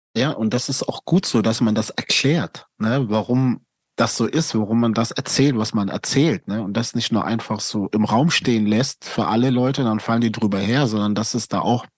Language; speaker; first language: German; native; German